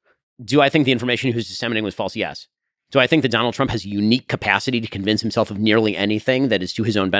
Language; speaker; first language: English; native; English